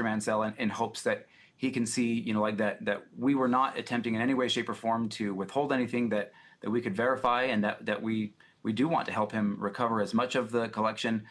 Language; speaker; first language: English; native; English